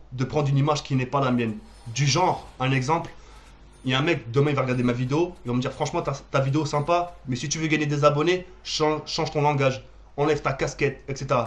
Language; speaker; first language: French; early bilingual, other home language; Arabic